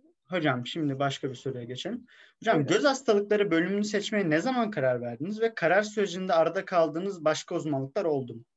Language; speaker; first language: Turkish; native; Turkish